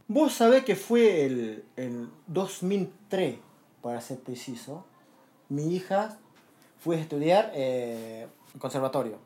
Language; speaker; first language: Spanish; non-native, fluent; Lao